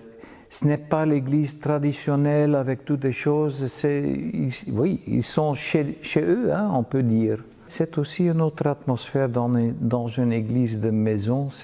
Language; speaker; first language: French; non-native, local second language; Dutch